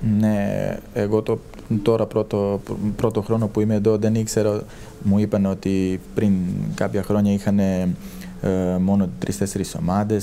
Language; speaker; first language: Greek; non-native, fluent; Serbian